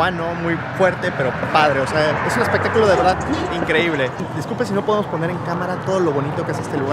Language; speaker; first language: Spanish; native; Spanish